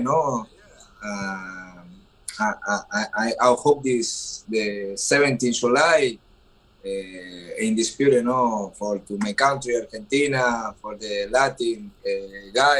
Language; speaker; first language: English; non-native, learner; Spanish